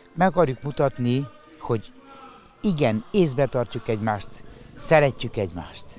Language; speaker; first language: Hungarian; native; Hungarian